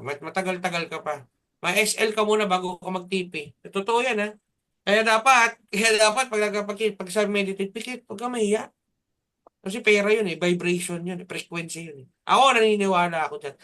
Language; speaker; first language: Filipino; native; Filipino